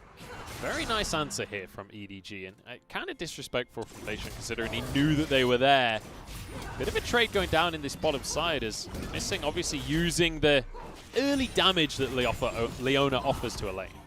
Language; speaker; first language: English; native; English